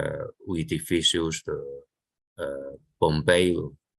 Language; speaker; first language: Portuguese; non-native, local second language; Chinese